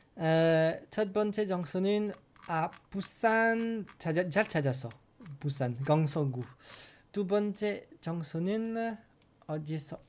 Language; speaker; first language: Korean; non-native, learner; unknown